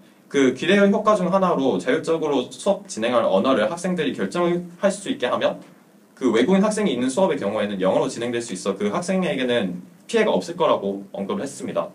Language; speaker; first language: Korean; native; Korean